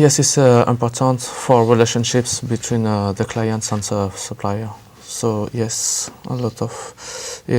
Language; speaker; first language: English; non-native, learner; French